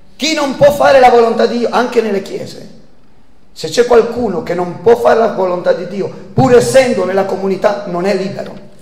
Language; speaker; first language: Italian; non-native, fluent; Spanish